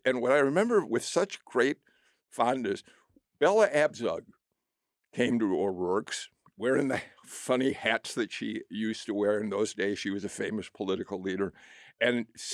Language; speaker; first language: English; native; English